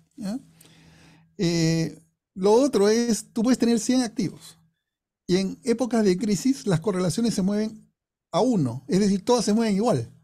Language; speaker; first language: Spanish; non-native, fluent; English